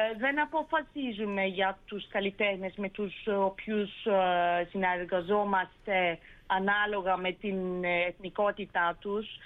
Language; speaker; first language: Greek; early bilingual, heritage; Turkish